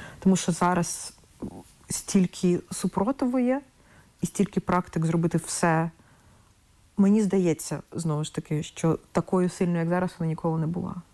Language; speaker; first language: Ukrainian; non-native, local second language; Russian